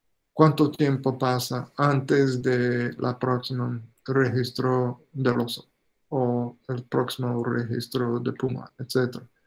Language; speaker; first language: Spanish; non-native, fluent; English